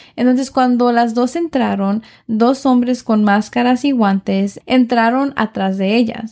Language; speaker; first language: Spanish; early bilingual, heritage; Spanish